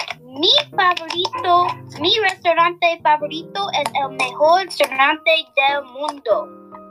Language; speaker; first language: Spanish; non-native, learner; English